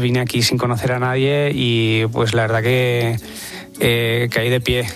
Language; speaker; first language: Spanish; early bilingual, other home language; English